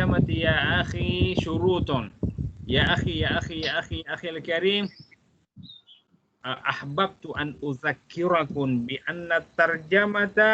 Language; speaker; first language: Arabic; non-native, fluent; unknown